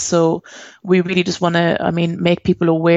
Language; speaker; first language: English; native; English